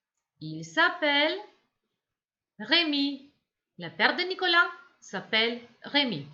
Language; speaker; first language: French; non-native, fluent; Macedonian